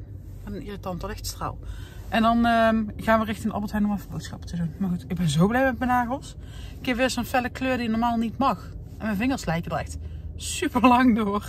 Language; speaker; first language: Dutch; native; Dutch